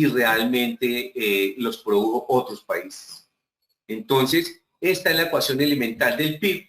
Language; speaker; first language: Spanish; native; Spanish